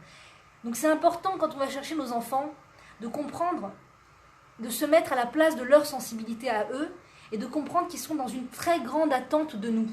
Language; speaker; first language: French; native; French